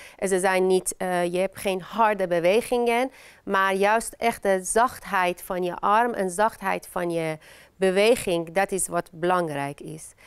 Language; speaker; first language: Dutch; non-native, fluent; Persian